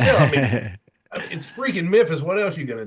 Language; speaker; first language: English; native; English